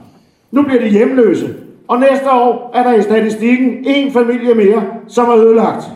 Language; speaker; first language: Danish; native; Danish